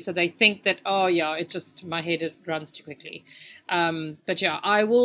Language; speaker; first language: English; native; English